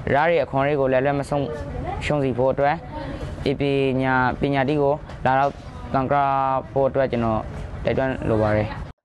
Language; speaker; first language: Burmese; native; Burmese